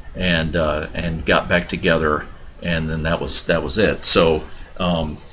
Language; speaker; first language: English; native; English